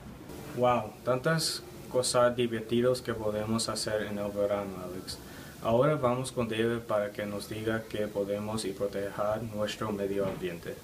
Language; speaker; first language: Spanish; non-native, learner; English